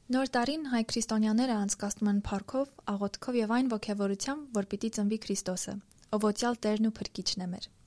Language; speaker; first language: Armenian; native; Armenian